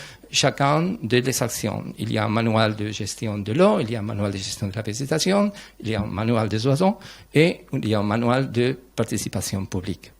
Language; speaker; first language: French; non-native, learner; Spanish